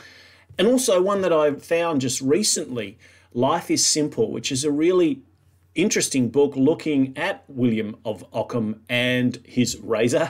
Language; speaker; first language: English; native; English